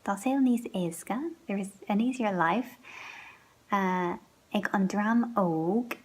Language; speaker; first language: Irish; non-native, local second language; English